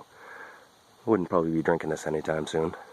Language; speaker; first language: English; native; English